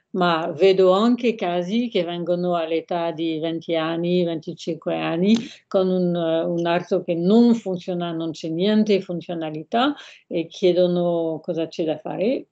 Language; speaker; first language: Italian; non-native, fluent; French